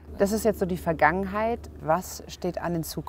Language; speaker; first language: German; native; German